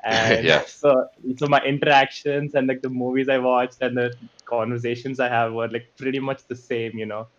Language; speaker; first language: English; native; English